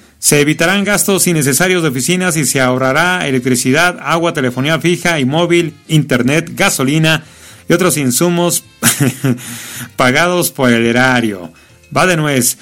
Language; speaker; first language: Spanish; native; Spanish